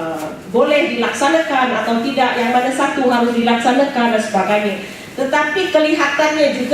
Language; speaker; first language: Malay; native; Malay